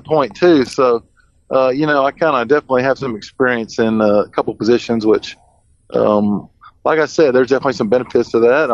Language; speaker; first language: English; native; English